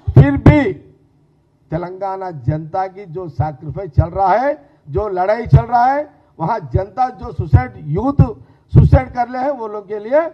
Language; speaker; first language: Hindi; non-native, local second language; Telugu